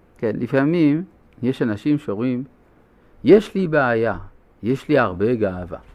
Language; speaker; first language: Hebrew; non-native, fluent; French